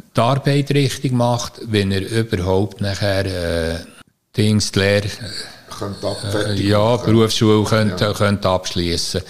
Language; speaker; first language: German; native; German